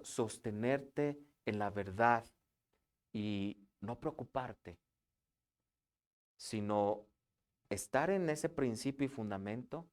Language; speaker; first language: Spanish; native; Spanish